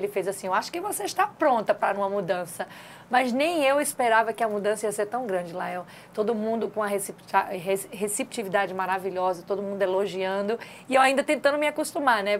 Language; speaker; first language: Portuguese; native; Portuguese